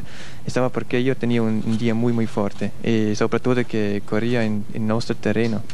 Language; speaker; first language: Spanish; non-native, learner; Swiss German